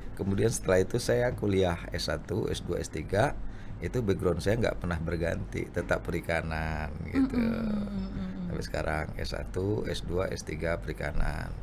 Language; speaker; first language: Indonesian; non-native, local second language; Minangkabau